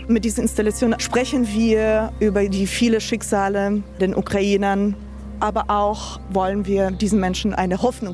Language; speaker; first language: German; non-native, fluent; Ukrainian